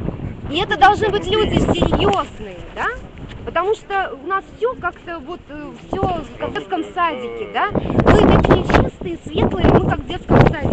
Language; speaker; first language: Russian; native; Russian